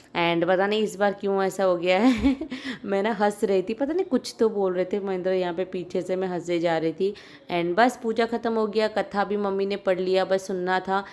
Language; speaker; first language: Hindi; non-native, local second language; Odia